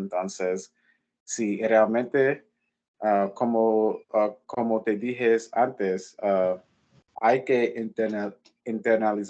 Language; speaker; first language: Spanish; non-native, fluent; English